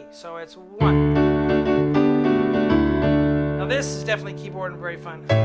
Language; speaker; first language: English; native; English